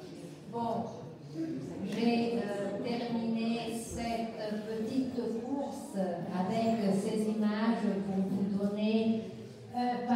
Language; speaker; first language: French; non-native, fluent; Italian